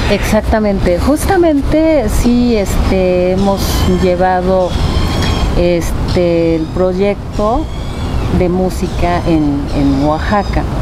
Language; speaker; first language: Spanish; non-native, fluent; Japanese